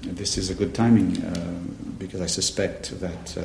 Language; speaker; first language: English; non-native, fluent; French